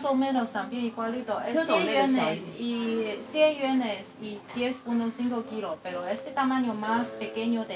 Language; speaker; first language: Spanish; non-native, learner; Chinese